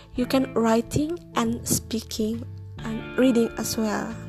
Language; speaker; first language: English; non-native, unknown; Indonesian